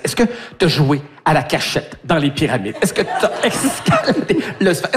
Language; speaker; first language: French; native; French